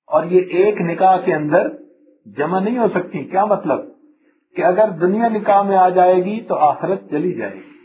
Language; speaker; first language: Urdu; non-native, local second language; Punjabi